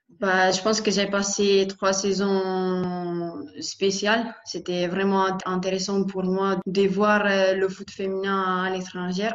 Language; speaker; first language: French; non-native, fluent; Italian